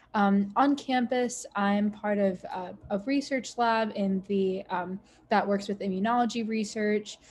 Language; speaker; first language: English; native; English